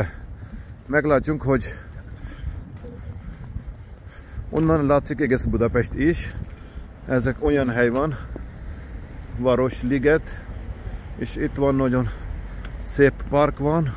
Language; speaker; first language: Hungarian; non-native, learner; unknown